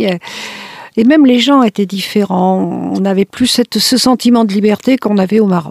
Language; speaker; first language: French; native; French